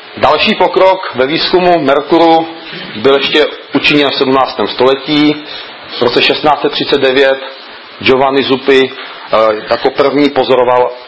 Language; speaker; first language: Czech; native; Czech